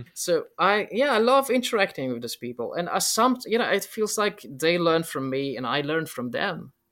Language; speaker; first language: English; non-native, fluent; Polish